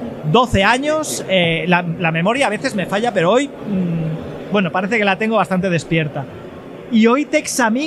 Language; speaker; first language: Spanish; native; Spanish